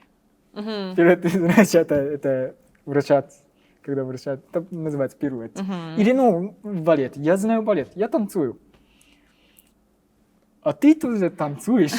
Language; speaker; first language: Russian; non-native, learner; Japanese